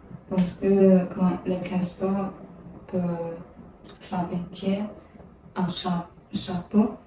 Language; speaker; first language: French; non-native, learner; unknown